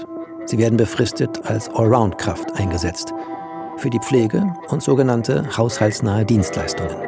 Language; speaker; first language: German; native; German